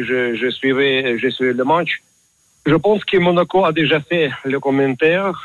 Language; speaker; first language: French; non-native, learner; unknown